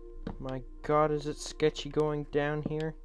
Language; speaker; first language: English; native; English